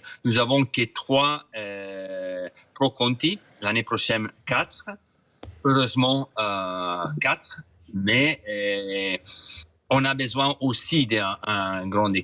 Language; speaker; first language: French; non-native, fluent; Italian